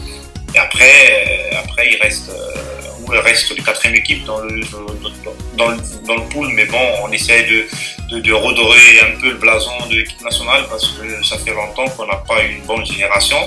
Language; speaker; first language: French; non-native, local second language; Malagasy